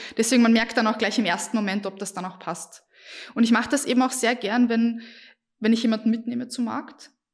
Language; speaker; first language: German; early bilingual, other home language; Bosnian